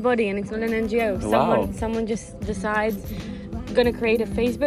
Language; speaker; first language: English; native; English